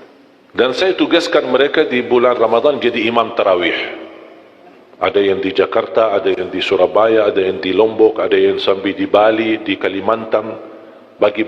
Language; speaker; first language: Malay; non-native, fluent; Arabic